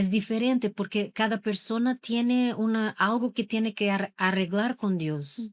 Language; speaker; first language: Spanish; non-native, learner; Portuguese